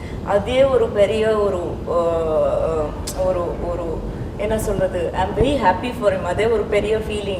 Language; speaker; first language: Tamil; non-native, local second language; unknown